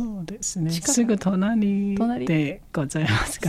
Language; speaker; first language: Japanese; non-native, fluent; Chinese